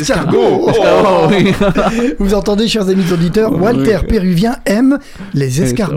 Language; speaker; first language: French; native; French